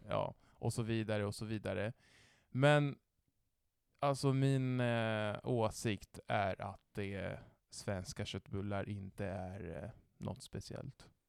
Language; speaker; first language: Swedish; non-native, fluent; Italian